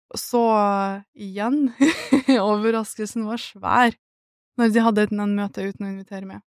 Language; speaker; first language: Norwegian; early bilingual, other home language; Russian